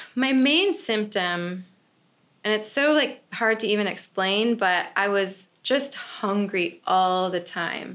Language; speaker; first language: English; native; English